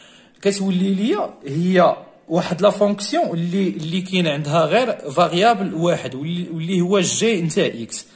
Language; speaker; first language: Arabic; native; Arabic